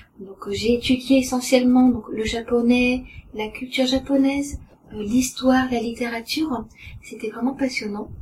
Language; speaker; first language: French; native; French